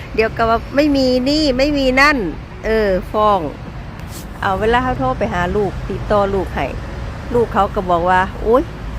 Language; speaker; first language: Thai; native; Thai